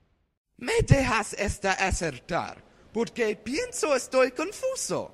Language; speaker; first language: Spanish; non-native, learner; English